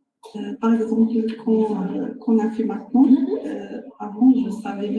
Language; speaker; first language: French; non-native, learner; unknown